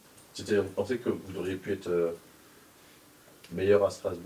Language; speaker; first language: French; native; French